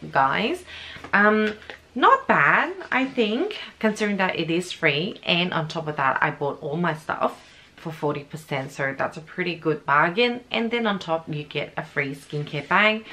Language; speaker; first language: English; native; English